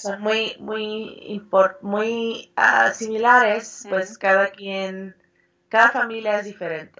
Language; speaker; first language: Spanish; early bilingual, heritage; Spanish